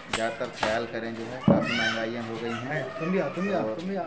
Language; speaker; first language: Hindi; native; Hindi